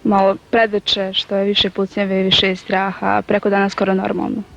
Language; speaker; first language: Bosnian; native; Bosnian